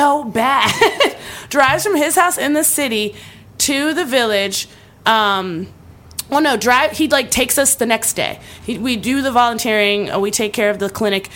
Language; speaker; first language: English; native; English